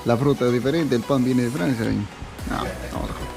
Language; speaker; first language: Spanish; native; Spanish